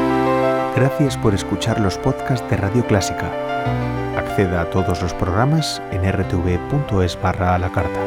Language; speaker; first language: Spanish; native; Spanish